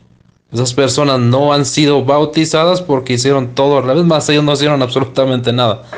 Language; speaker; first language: Spanish; native; Spanish